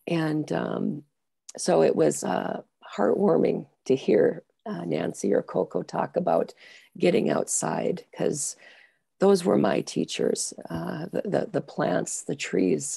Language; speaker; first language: English; native; English